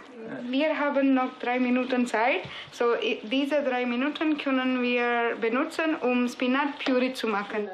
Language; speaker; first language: German; non-native, fluent; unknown